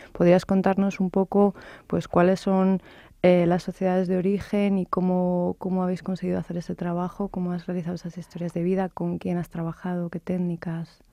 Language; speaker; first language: Spanish; native; Spanish